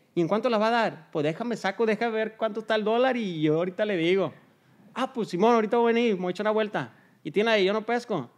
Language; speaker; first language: Spanish; early bilingual, heritage; Spanish